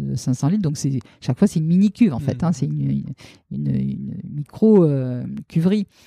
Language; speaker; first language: French; native; French